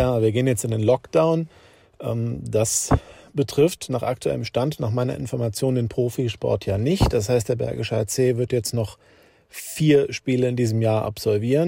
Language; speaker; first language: German; native; German